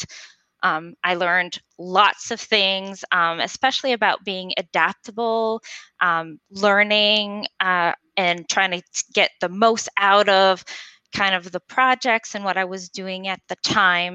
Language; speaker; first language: English; non-native, fluent; French